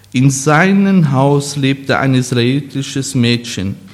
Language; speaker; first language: German; non-native, learner; Portuguese